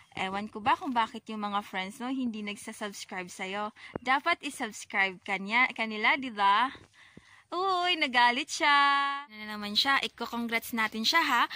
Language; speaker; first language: Filipino; non-native, local second language; Waray